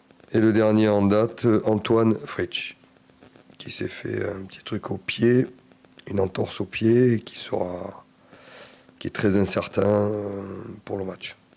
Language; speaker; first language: French; native; French